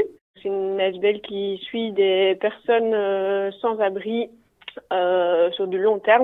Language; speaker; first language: French; native; French